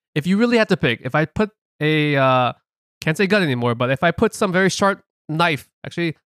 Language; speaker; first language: English; native; English